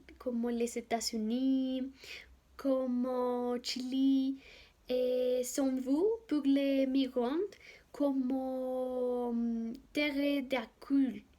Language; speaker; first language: French; non-native, learner; Spanish